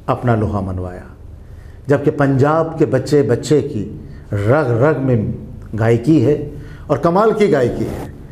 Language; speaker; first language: Hindi; native; Hindi